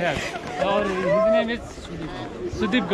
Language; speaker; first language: English; non-native, learner; Nepali